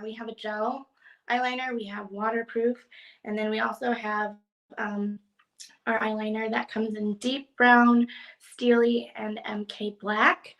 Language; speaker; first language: English; native; English